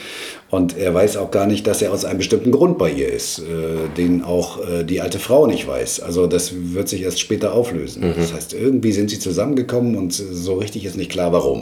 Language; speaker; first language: German; native; German